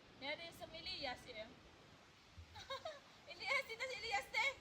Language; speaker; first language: Swedish; non-native, learner; Cebuano